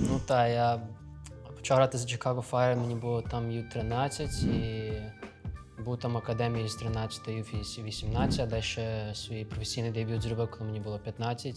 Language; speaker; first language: Ukrainian; early bilingual, other home language; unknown